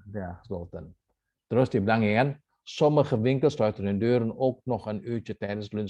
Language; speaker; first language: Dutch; non-native, fluent; Indonesian